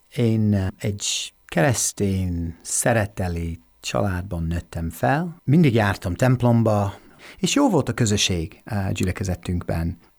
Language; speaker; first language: Hungarian; non-native, fluent; English